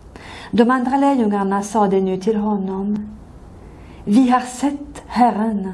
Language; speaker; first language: Swedish; non-native, fluent; French